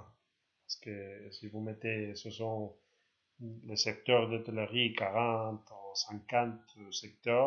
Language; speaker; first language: French; non-native, learner; Spanish